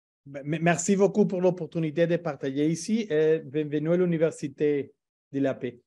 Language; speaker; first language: French; non-native, learner; Spanish